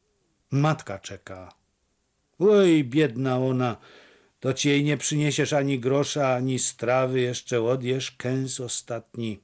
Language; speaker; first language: Polish; native; Polish